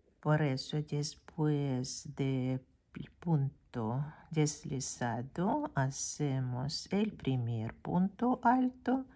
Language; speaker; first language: Spanish; non-native, fluent; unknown